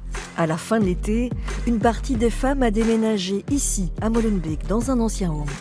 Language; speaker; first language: French; native; French